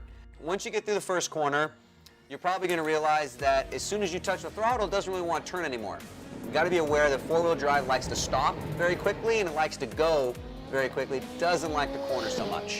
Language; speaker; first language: English; native; English